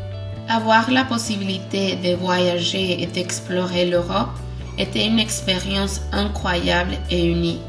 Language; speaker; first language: French; non-native, learner; Spanish